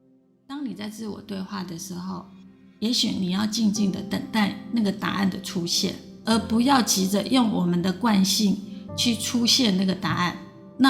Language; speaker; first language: Chinese; native; Chinese